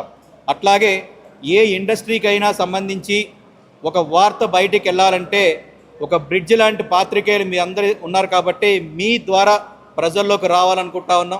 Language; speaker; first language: Telugu; native; Telugu